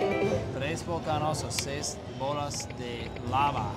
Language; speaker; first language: Spanish; non-native, learner; English